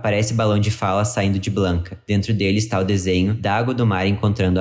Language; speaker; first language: Portuguese; native; Portuguese